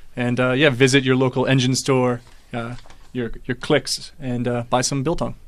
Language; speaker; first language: English; native; English